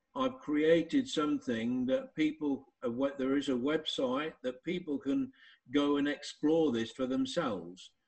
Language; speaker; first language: English; native; English